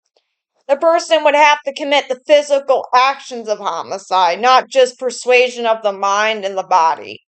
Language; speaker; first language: English; native; English